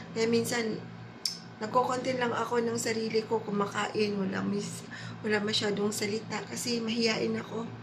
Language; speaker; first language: Filipino; non-native, local second language; Hiligaynon